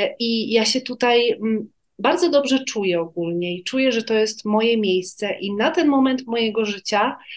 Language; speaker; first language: Polish; native; Polish